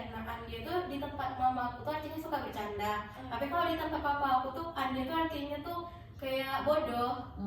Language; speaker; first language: Indonesian; non-native, local second language; Minangkabau